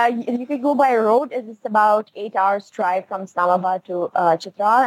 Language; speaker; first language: English; non-native, local second language; Khowar